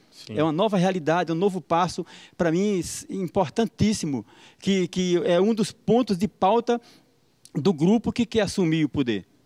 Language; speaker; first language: Portuguese; native; Portuguese